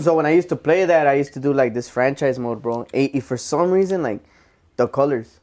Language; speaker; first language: English; early bilingual, other home language; Spanish